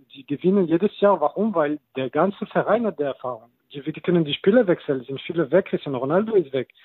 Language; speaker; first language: German; non-native, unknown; French